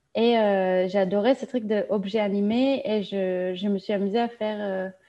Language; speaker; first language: French; non-native, fluent; Hebrew